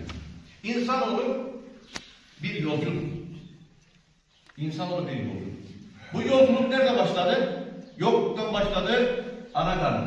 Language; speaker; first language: Turkish; native; Turkish